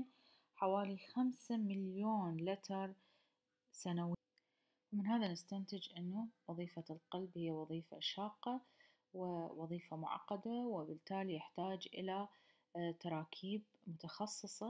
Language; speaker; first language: Arabic; native; Arabic